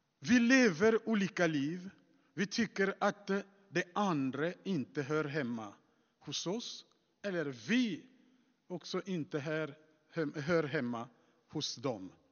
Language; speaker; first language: Swedish; non-native, fluent; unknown